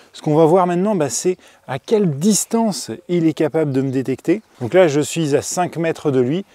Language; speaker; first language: French; native; French